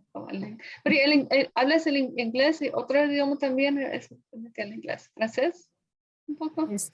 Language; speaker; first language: Spanish; non-native, fluent; English